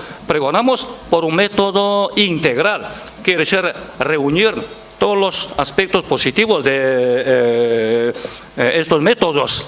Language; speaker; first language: Spanish; non-native, fluent; Chinese